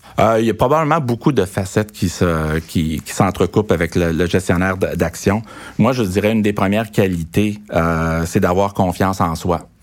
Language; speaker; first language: French; native; French